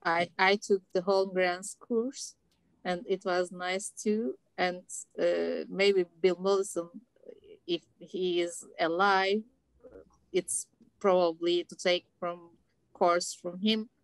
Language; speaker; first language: English; non-native, learner; Turkish